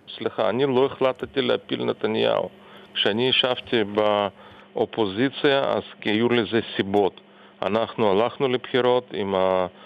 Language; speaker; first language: Hebrew; non-native, fluent; Russian